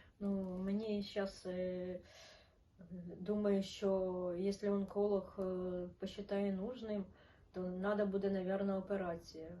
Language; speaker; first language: Ukrainian; non-native, local second language; Russian